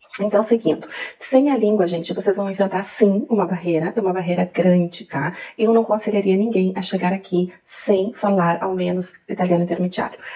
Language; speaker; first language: Portuguese; native; Portuguese